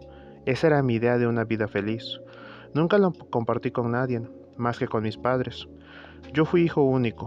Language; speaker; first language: Spanish; native; Spanish